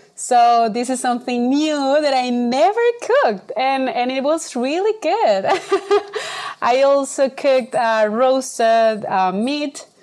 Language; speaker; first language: English; non-native, fluent; Spanish